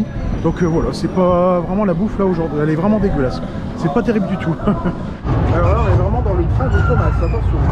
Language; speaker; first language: French; native; French